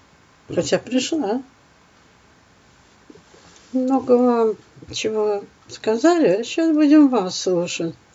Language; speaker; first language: Russian; native; Russian